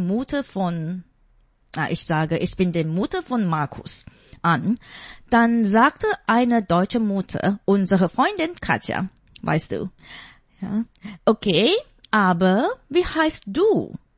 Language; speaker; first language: German; non-native, fluent; Chinese